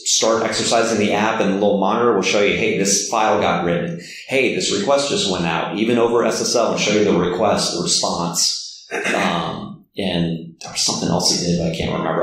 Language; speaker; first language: English; native; English